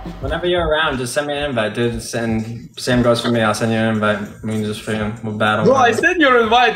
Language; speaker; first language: English; native; English